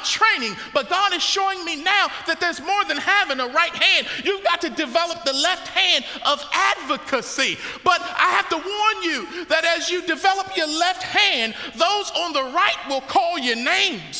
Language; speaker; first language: English; native; English